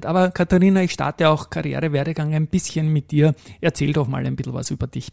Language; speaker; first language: German; native; German